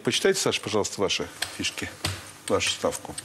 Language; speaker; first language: Russian; native; Russian